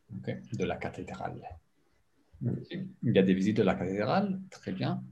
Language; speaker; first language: French; non-native, fluent; English